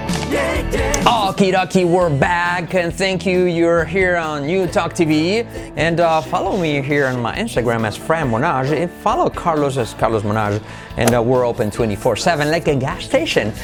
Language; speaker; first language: English; non-native, fluent; Spanish